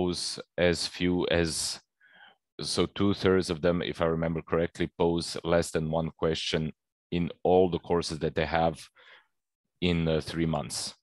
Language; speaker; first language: English; non-native, fluent; Croatian